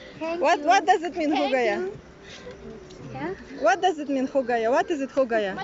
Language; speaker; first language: English; non-native, learner; Russian